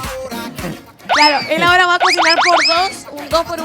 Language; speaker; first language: Spanish; native; Spanish